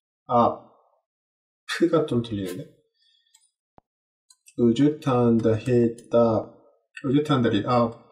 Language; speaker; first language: English; non-native, learner; Korean